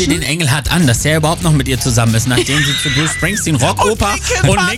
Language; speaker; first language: German; native; German